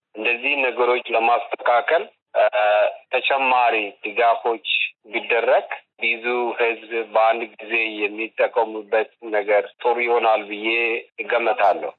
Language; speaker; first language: Amharic; non-native, local second language; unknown